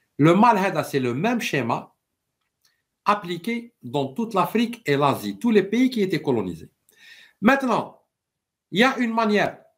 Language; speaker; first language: French; non-native, local second language; Arabic